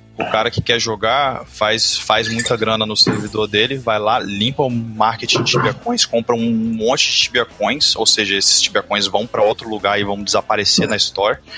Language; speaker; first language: Portuguese; native; Portuguese